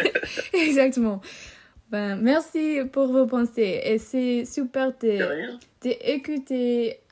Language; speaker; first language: French; non-native, learner; English